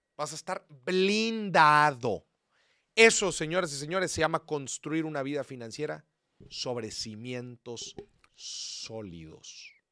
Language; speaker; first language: Spanish; native; Spanish